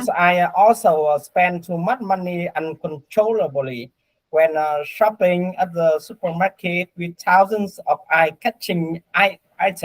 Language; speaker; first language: English; non-native, learner; Vietnamese